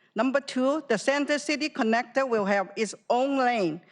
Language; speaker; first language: English; non-native, local second language; Cantonese